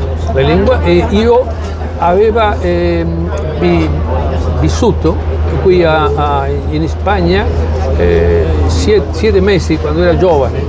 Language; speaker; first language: Italian; early bilingual, heritage; Spanish